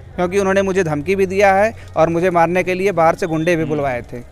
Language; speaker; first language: Hindi; native; Hindi